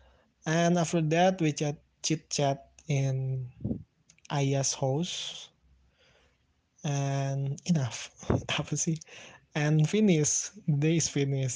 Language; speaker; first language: English; non-native, learner; Indonesian